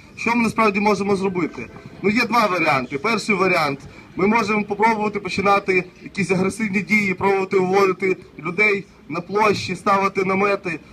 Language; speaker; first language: Ukrainian; native; Ukrainian